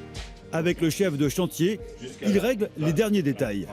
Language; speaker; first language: French; native; French